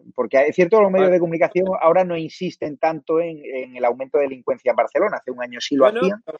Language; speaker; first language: Spanish; native; Spanish